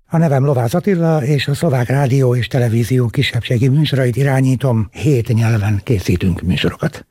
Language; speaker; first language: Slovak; non-native, local second language; Hungarian